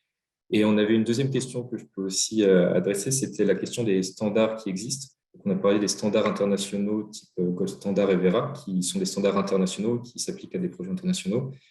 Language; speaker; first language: French; native; French